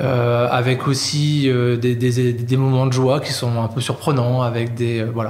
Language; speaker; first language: French; native; French